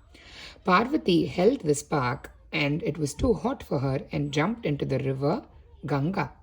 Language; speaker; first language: English; non-native, local second language; Tamil